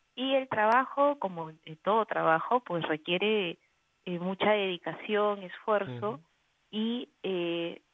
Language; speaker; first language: Spanish; native; Spanish